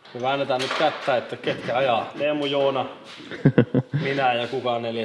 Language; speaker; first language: Finnish; native; Finnish